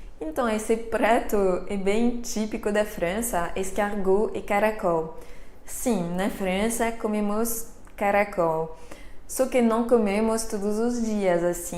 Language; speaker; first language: Portuguese; non-native, fluent; French